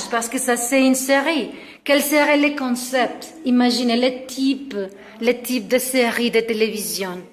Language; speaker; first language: French; non-native, fluent; Spanish